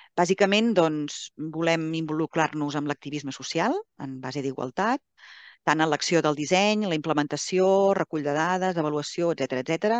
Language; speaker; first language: Catalan; native; Catalan